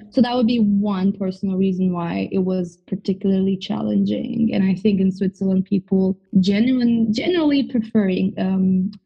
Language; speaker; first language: English; non-native, fluent; Turkish